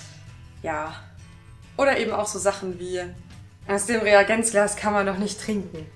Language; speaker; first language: German; native; German